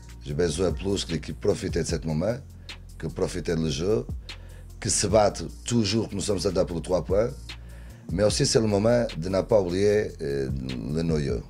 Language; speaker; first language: French; non-native, learner; Portuguese